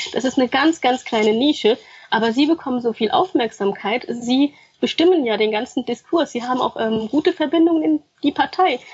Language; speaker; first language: German; early bilingual, other home language; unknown